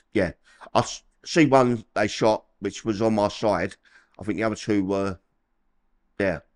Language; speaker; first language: English; native; English